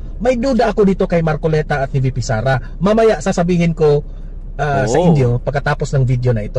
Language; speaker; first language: Filipino; native; Filipino